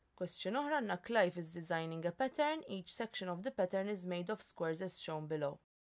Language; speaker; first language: English; non-native, local second language; Maltese